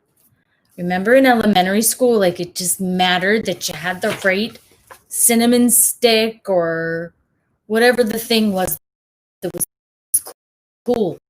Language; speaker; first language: English; native; English